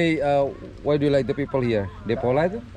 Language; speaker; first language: English; non-native, learner; Indonesian